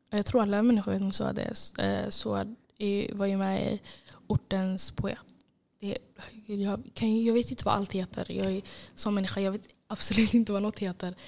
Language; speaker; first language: Swedish; early bilingual, other home language; Somali